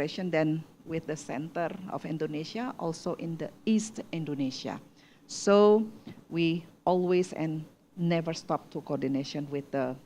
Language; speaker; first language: English; non-native, learner; Indonesian